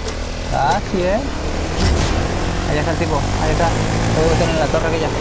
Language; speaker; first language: Spanish; native; Spanish